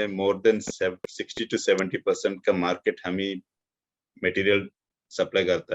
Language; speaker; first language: Hindi; non-native, local second language; Telugu